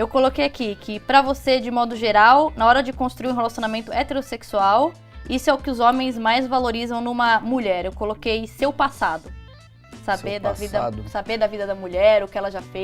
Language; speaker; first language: Portuguese; native; Portuguese